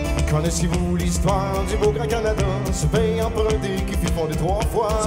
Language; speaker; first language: French; native; French